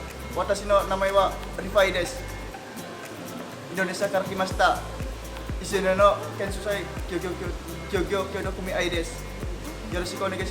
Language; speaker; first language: Japanese; non-native, learner; Indonesian